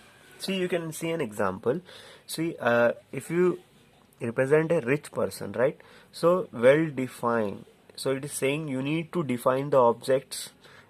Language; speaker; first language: English; non-native, local second language; Telugu